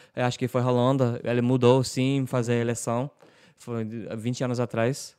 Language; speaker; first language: Portuguese; non-native, learner; English